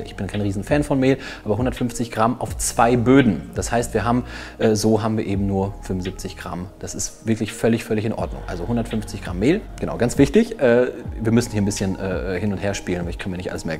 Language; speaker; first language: German; native; German